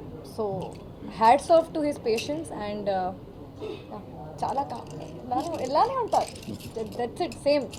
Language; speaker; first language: Telugu; non-native, fluent; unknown